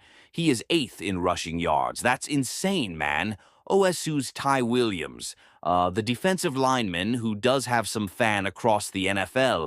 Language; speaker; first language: English; native; English